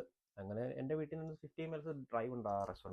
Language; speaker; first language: Malayalam; native; Malayalam